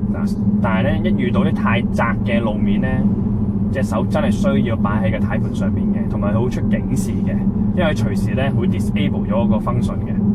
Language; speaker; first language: Cantonese; native; Cantonese